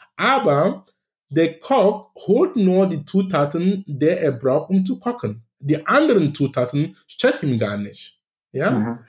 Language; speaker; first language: German; non-native, fluent; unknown